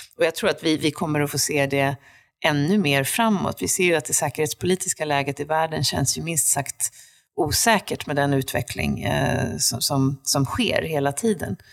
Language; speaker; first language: Swedish; native; Swedish